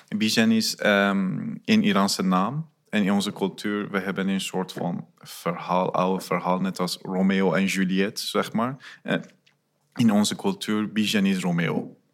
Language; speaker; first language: Dutch; non-native, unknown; Persian